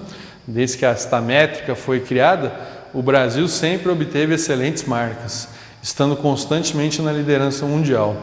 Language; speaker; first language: Portuguese; native; Portuguese